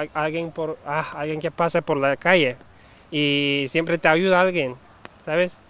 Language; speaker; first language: Spanish; non-native, fluent; Turkish